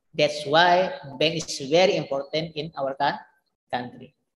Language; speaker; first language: English; non-native, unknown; Indonesian